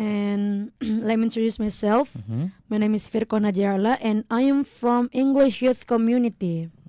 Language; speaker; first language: English; non-native, learner; Indonesian